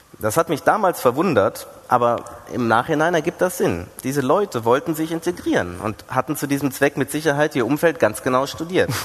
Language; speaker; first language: German; early bilingual, other home language; Greek